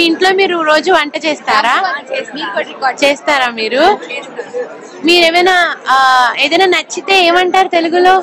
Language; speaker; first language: Telugu; native; Telugu